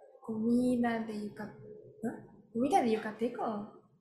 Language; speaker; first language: Spanish; non-native, learner; Japanese